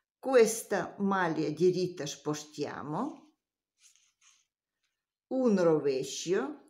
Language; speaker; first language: Italian; non-native, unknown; Russian